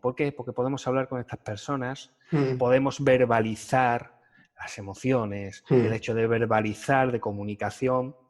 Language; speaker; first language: Spanish; native; Spanish